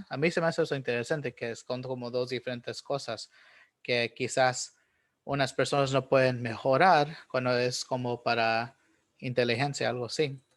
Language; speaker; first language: Spanish; early bilingual, heritage; Spanish